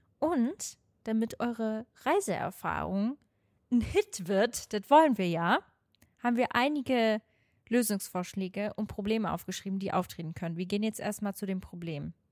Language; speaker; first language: German; non-native, fluent; Portuguese